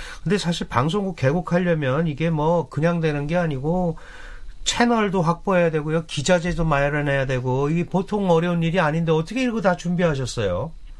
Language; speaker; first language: Korean; native; Korean